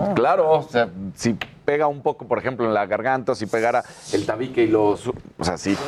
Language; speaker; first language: Spanish; native; Spanish